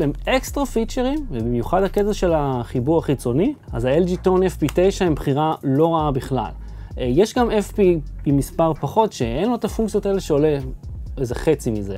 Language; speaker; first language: Hebrew; native; Hebrew